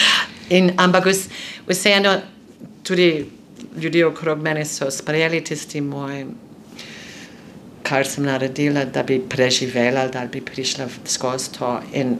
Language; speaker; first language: Slovenian; non-native, fluent; English